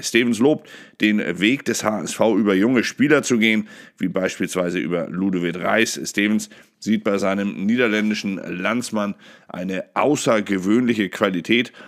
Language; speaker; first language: German; native; German